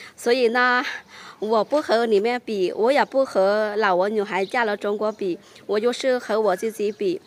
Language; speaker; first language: Chinese; non-native, fluent; Lao